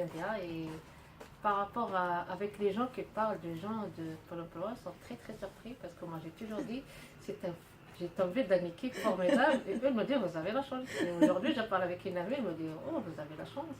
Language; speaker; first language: French; non-native, learner; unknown